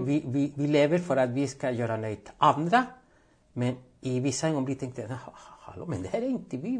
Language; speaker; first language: Swedish; non-native, fluent; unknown